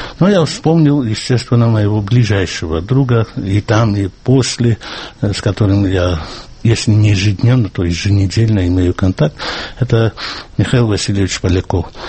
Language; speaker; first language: Russian; non-native, local second language; Georgian